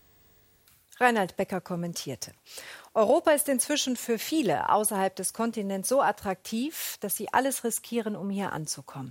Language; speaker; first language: German; native; German